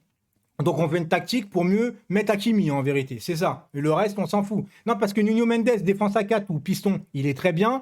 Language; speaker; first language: French; native; French